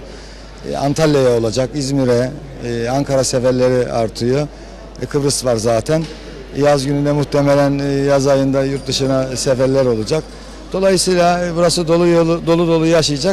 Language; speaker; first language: Turkish; native; Turkish